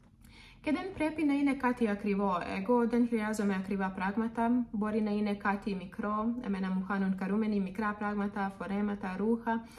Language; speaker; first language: Greek; non-native, learner; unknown